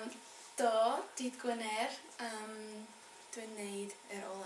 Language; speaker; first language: Welsh; non-native, learner; English